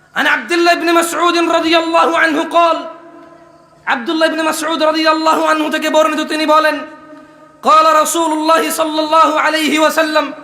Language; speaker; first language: Bangla; early bilingual, heritage; Bangla